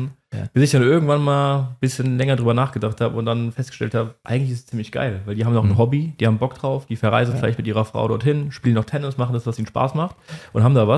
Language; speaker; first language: German; native; German